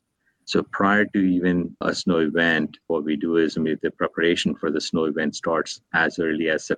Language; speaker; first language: English; non-native, local second language; Telugu